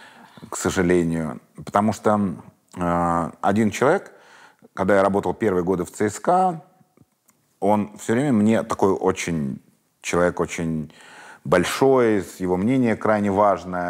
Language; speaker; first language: Russian; native; Russian